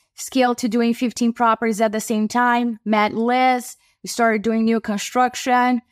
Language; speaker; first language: English; non-native, fluent; Portuguese